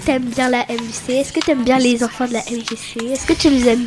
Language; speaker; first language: French; early bilingual, other home language; Arabic